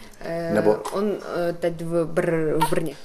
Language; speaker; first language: Czech; non-native, learner; Ukrainian